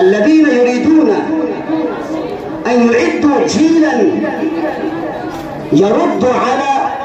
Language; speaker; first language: Arabic; non-native, fluent; Urdu